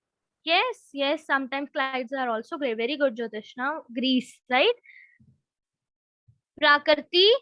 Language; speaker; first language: English; non-native, local second language; Hindi